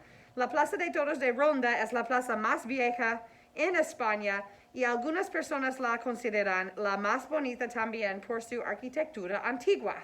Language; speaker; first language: Spanish; non-native, fluent; English